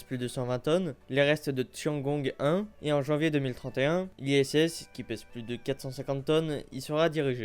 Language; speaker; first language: French; native; French